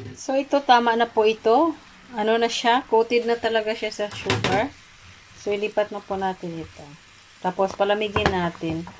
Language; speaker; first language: Filipino; non-native, local second language; Cebuano